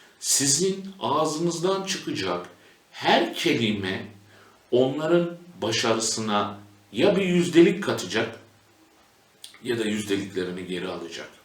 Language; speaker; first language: Turkish; native; Turkish